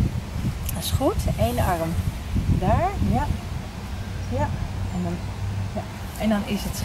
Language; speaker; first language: Dutch; native; Dutch